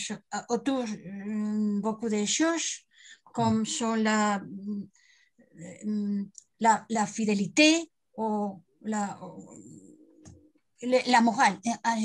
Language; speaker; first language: French; non-native, learner; Spanish